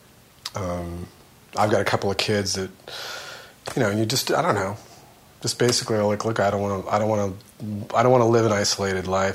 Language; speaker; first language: English; native; English